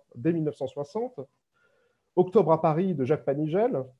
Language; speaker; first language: French; native; French